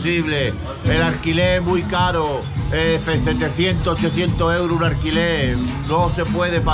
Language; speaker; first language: Spanish; early bilingual, other home language; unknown